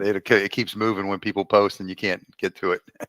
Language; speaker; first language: English; native; English